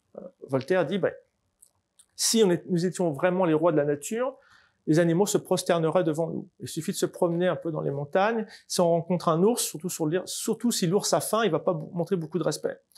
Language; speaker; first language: French; native; French